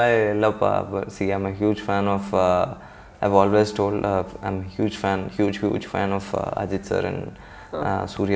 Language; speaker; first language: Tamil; non-native, local second language; Telugu